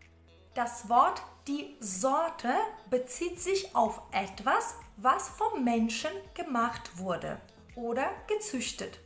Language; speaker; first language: German; non-native, fluent; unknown